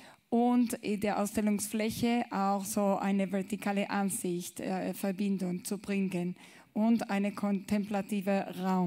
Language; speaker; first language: German; non-native, learner; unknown